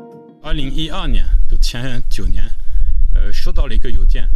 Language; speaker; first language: Chinese; non-native, fluent; French